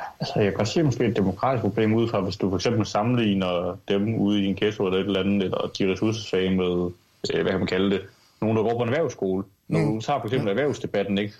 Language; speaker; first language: Danish; early bilingual, other home language; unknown